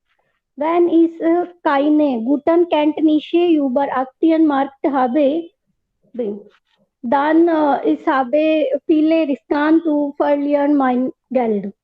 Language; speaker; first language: German; non-native, learner; Hindi